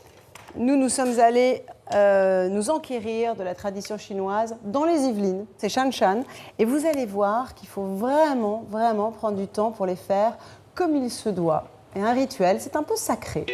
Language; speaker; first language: French; native; French